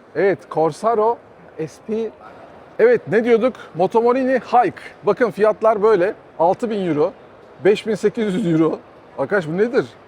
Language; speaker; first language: Turkish; native; Turkish